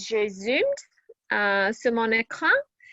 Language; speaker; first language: French; non-native, learner; English